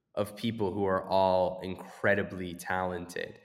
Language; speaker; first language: English; native; English